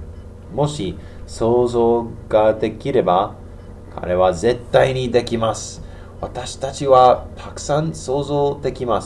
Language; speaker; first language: Japanese; non-native, learner; English